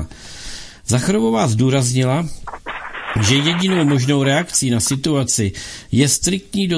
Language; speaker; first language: Czech; native; Czech